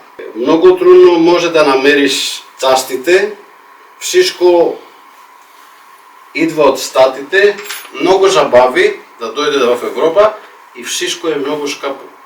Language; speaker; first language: Bulgarian; non-native, fluent; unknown